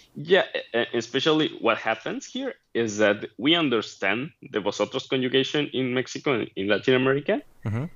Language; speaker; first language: English; non-native, fluent; Spanish